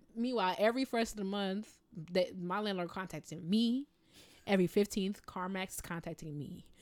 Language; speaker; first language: English; native; English